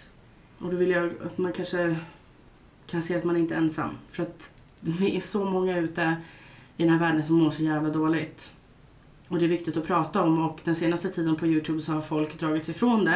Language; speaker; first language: Swedish; native; Swedish